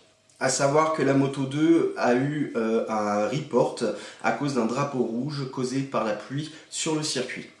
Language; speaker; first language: French; native; French